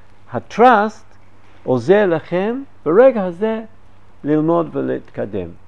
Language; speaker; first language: Hebrew; non-native, fluent; English